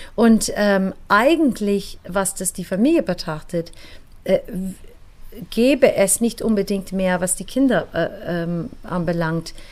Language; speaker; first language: German; non-native, fluent; English